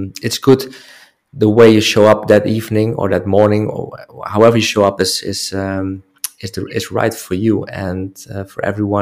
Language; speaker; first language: English; non-native, fluent; Dutch